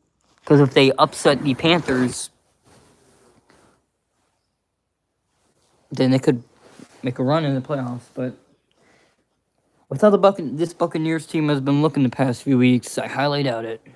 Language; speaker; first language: English; native; English